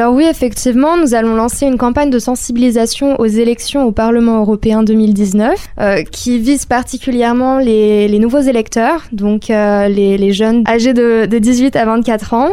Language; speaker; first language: French; native; French